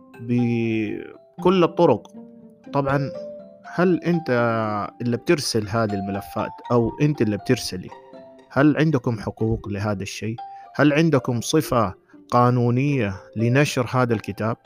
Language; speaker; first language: Arabic; native; Arabic